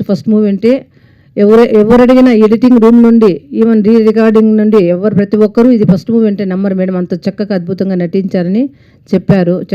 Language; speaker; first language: Telugu; native; Telugu